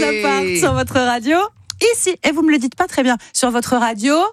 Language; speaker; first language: French; native; French